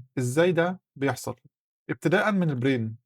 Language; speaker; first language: Arabic; native; Arabic